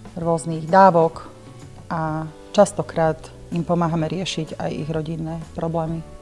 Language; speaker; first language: Slovak; native; Slovak